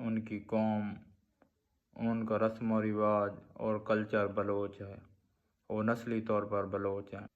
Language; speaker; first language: Urdu; non-native, local second language; Baluchi